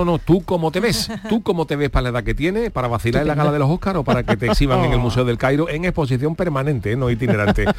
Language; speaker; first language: Spanish; native; Spanish